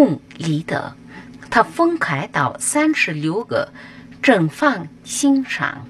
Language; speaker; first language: Chinese; non-native, learner; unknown